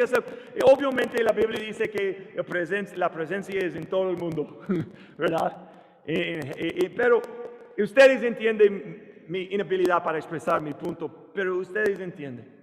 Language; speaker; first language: Spanish; non-native, learner; English